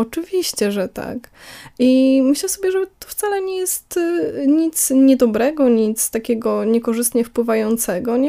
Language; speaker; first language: Polish; native; Polish